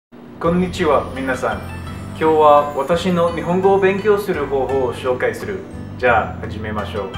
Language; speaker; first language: Japanese; non-native, learner; English